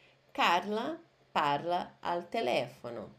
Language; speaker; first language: Italian; non-native, fluent; Portuguese